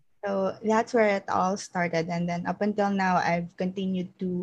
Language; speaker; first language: English; non-native, local second language; Filipino